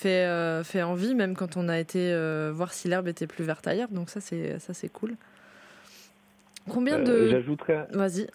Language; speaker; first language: French; native; French